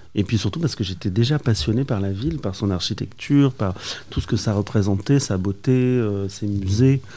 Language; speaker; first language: French; native; French